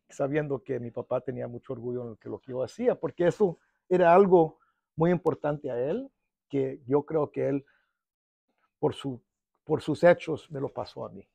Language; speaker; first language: Spanish; early bilingual, heritage; Spanish